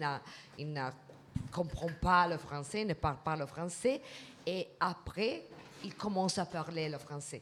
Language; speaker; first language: French; non-native, fluent; Italian